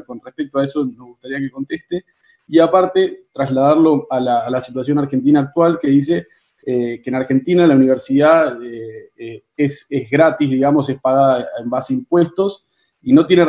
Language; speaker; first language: Spanish; native; Spanish